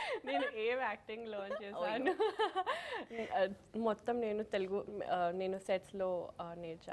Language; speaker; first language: Telugu; non-native, local second language; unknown